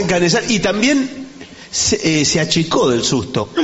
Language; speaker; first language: Spanish; native; Spanish